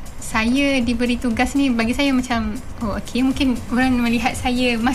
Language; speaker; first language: Malay; native; Malay